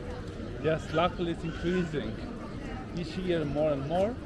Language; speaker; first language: English; non-native, local second language; Albanian